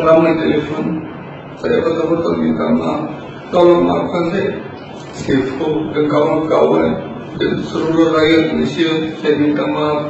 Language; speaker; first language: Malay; non-native, fluent; Bangla